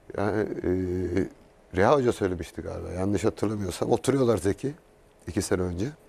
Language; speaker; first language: Turkish; native; Turkish